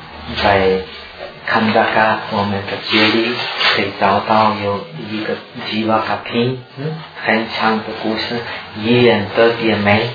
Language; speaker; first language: Chinese; non-native, fluent; Czech